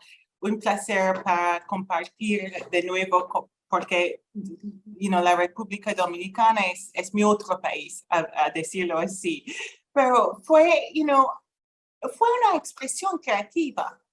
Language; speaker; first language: Spanish; non-native, fluent; English